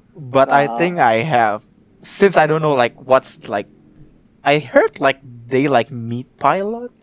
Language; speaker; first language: English; non-native, fluent; Indonesian